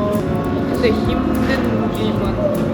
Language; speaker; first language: Korean; non-native, fluent; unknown